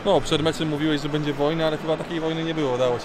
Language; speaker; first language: Polish; native; Polish